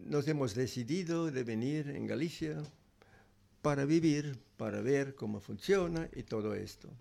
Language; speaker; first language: Spanish; non-native, learner; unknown